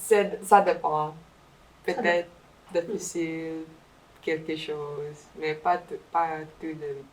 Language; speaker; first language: French; non-native, learner; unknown